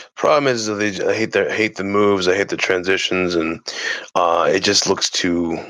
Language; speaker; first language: English; early bilingual, other home language; Italian